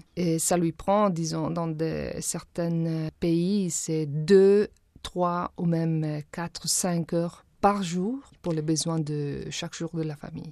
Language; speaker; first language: French; non-native, fluent; Spanish